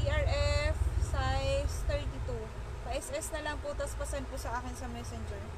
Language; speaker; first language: Filipino; native; Filipino